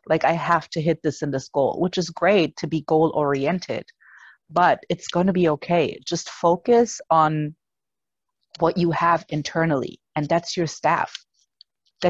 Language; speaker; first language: English; non-native, fluent; German